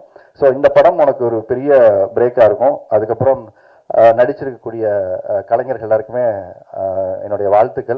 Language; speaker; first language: Tamil; native; Tamil